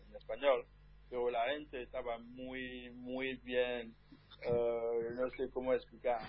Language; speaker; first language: Spanish; non-native, learner; French